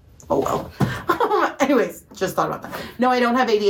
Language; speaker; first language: English; early bilingual, other home language; Spanish